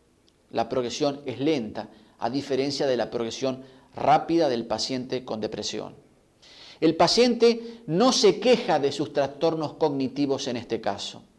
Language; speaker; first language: Spanish; native; Spanish